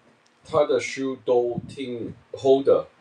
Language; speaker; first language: Chinese; non-native, learner; English